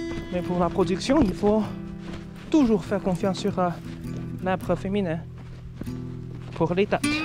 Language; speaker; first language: French; early bilingual, other home language; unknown